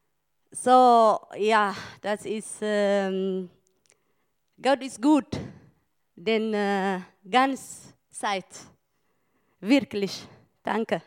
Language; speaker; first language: German; non-native, learner; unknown